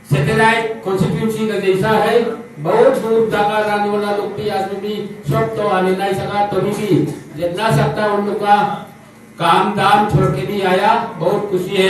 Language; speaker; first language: Hindi; non-native, local second language; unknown